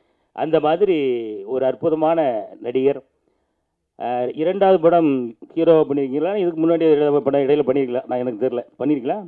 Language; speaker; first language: Tamil; native; Tamil